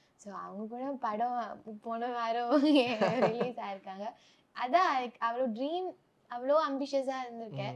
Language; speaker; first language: Tamil; non-native, local second language; Malayalam